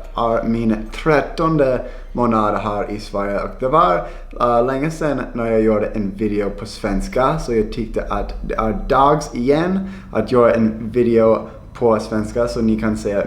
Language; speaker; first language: Swedish; non-native, learner; English